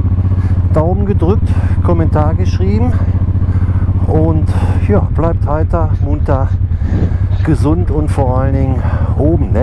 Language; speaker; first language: German; native; German